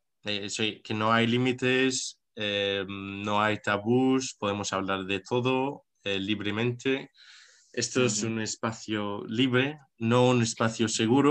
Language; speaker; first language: Spanish; non-native, local second language; Arabic